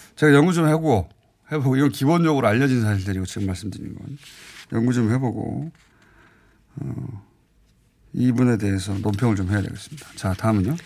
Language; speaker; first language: Korean; native; Korean